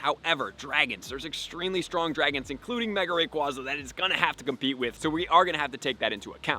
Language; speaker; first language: English; native; English